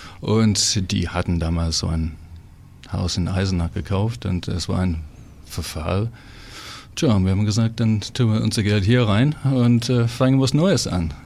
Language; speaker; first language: German; non-native, fluent; English